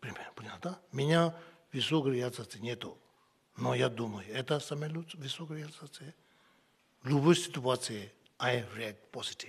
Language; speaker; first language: Russian; non-native, learner; Tibetan